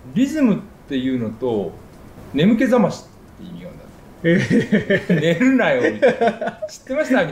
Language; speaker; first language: Japanese; native; Japanese